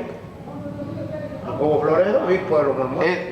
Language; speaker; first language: Spanish; native; Spanish